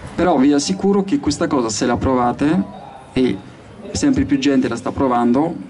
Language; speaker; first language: Italian; non-native, fluent; French